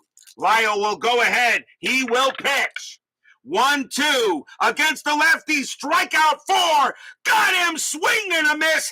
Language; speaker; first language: English; native; English